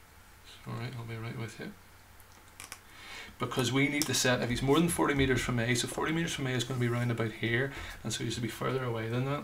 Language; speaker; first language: English; native; English